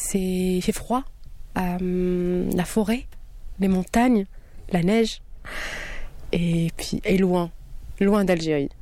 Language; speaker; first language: French; early bilingual, other home language; Kabyle